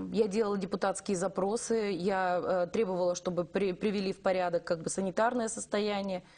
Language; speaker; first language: Russian; native; Russian